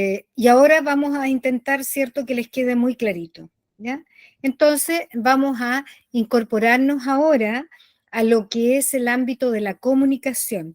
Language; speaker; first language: Spanish; native; Spanish